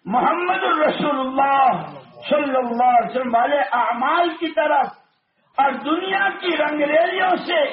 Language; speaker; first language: Urdu; non-native, local second language; Gujarati